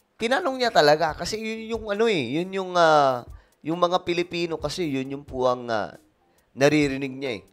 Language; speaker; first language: Filipino; native; Filipino